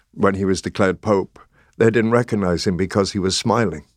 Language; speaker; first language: English; native; English